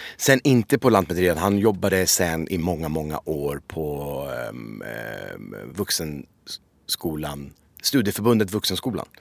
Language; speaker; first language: Swedish; early bilingual, other home language; Persian